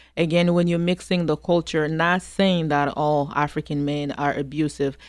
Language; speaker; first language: English; non-native, fluent; French